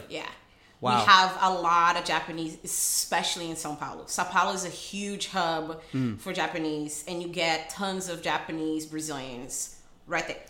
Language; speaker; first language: English; early bilingual, other home language; Portuguese